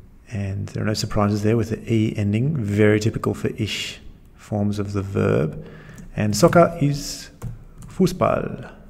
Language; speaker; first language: English; native; English